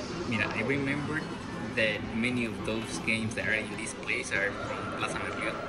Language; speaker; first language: English; non-native, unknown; Spanish